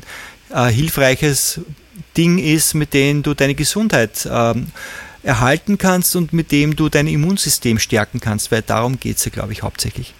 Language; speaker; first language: German; native; German